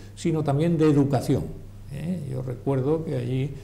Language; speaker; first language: Spanish; native; Spanish